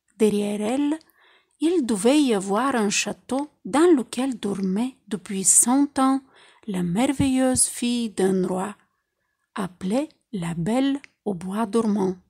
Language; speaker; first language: French; non-native, fluent; Bulgarian